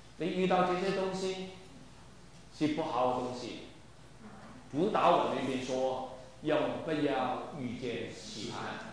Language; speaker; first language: Chinese; non-native, local second language; Cantonese